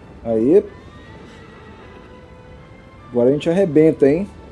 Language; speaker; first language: Portuguese; native; Portuguese